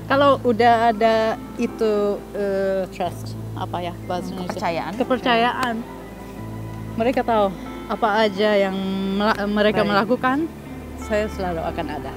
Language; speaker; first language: Indonesian; non-native, fluent; English